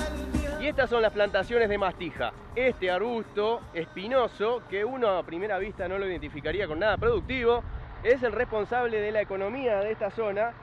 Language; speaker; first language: Spanish; native; Spanish